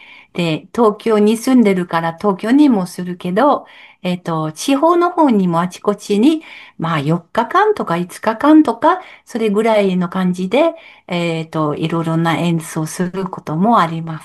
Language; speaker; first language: Japanese; non-native, learner; French